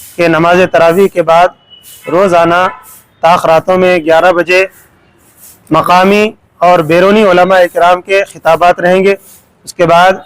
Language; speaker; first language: Urdu; native; Urdu